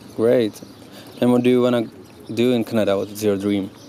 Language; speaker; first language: English; non-native, fluent; Czech